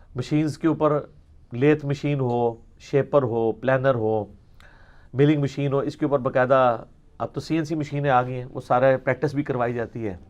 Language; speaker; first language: Urdu; native; Urdu